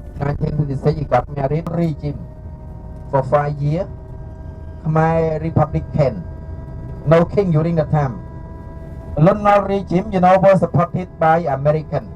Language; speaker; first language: English; non-native, learner; Khmer